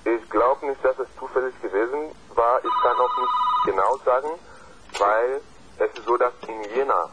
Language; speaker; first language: German; non-native, fluent; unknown